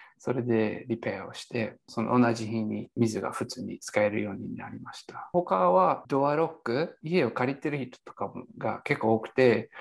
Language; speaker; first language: Japanese; non-native, fluent; English